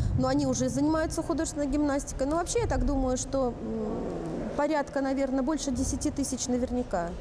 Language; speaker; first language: Russian; native; Russian